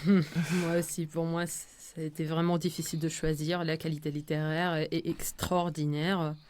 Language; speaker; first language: French; non-native, fluent; Spanish